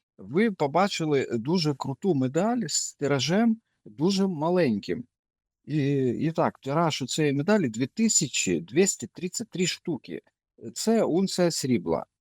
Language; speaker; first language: Ukrainian; native; Ukrainian